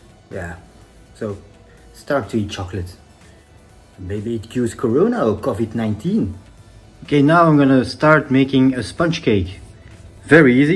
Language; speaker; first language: English; non-native, fluent; French